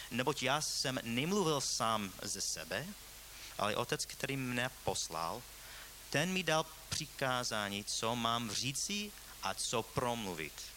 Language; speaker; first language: Czech; non-native, fluent; English